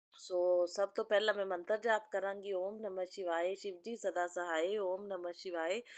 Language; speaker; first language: Hindi; non-native, local second language; Punjabi